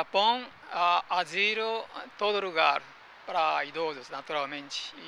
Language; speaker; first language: Portuguese; non-native, fluent; Japanese